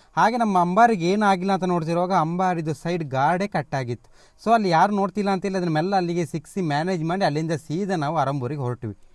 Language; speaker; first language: Kannada; non-native, local second language; Tulu